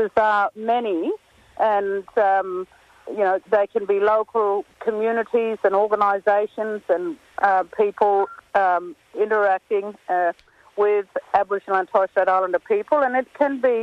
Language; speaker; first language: English; native; English